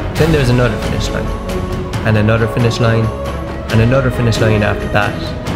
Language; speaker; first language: English; native; English